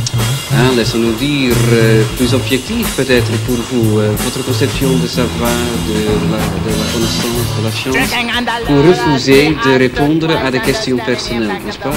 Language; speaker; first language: French; non-native, fluent; Dutch